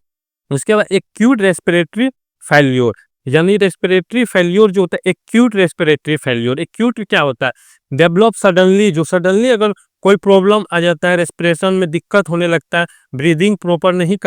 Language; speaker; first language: Hindi; native; Hindi